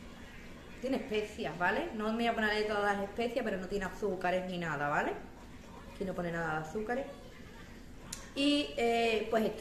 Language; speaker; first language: Spanish; native; Spanish